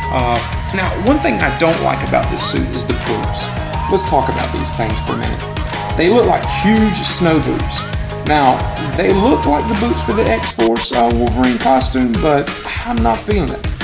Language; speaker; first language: English; native; English